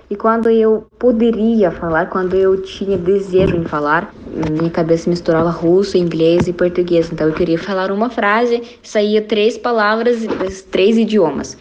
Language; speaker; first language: Portuguese; non-native, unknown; Russian